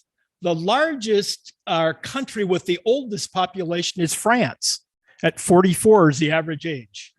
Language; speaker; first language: English; native; English